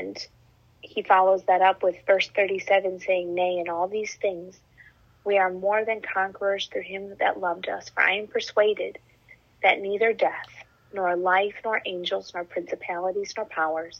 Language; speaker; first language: English; native; English